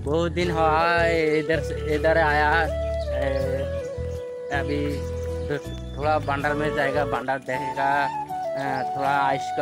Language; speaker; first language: Hindi; non-native, learner; Bangla